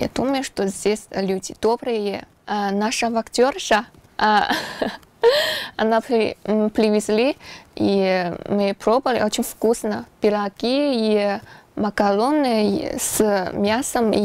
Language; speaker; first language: Russian; non-native, learner; Chinese